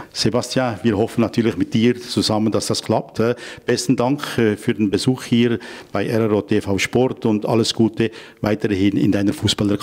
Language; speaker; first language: German; native; German